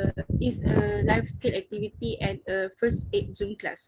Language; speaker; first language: English; non-native, learner; Malay